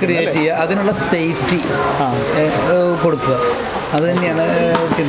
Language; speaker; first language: Malayalam; native; Malayalam